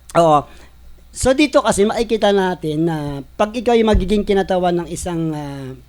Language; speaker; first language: Filipino; native; Filipino